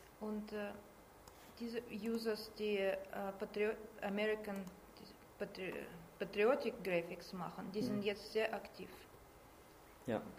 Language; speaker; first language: German; non-native, learner; Russian